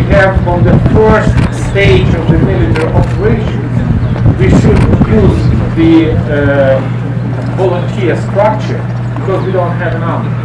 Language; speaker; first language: English; non-native, fluent; Ukrainian